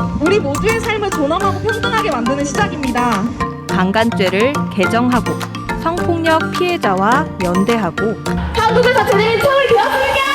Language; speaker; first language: Korean; native; Korean